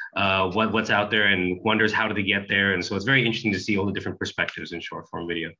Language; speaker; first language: English; native; English